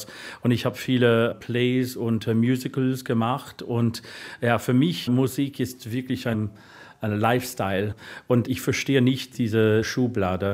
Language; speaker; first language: German; non-native, fluent; English